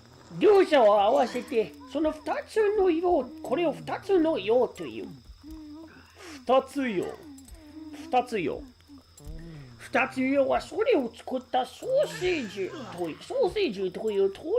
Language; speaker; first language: Japanese; native; Japanese